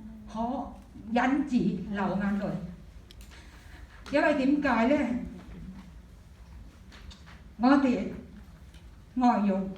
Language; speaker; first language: Cantonese; non-native, fluent; Thai